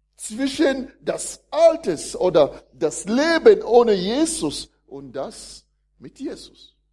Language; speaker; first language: German; non-native, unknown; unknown